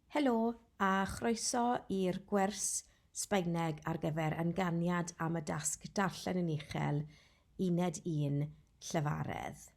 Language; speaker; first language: Welsh; non-native, local second language; English